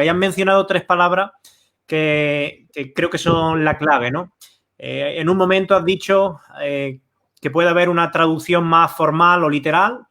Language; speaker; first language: Spanish; native; Spanish